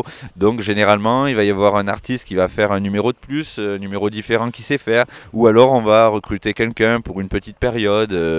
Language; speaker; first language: French; native; French